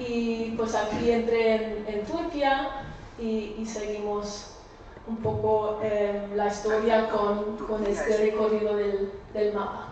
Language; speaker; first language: Spanish; non-native, fluent; German